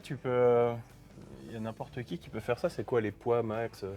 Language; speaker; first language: French; native; French